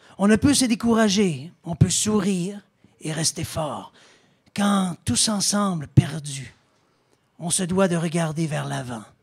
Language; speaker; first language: French; native; French